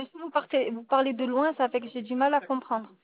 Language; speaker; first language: French; native; French